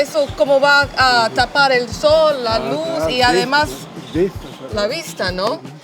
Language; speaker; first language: Spanish; non-native, fluent; English